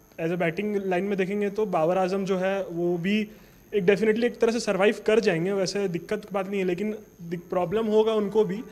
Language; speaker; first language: Hindi; native; Hindi